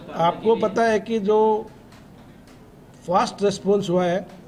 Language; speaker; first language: Hindi; non-native, local second language; Gujarati